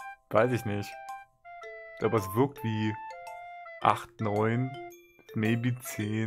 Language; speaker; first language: German; native; German